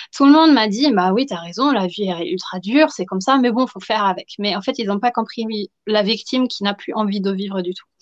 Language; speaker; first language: French; non-native, fluent; German